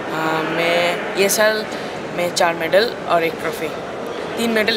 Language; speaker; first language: Hindi; non-native, local second language; Bangla